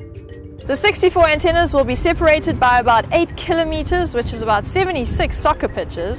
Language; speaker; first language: English; native; English